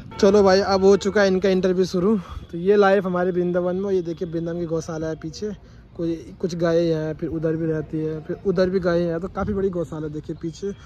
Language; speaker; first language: Hindi; native; Hindi